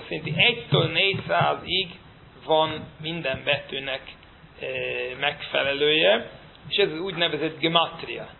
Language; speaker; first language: Hungarian; non-native, fluent; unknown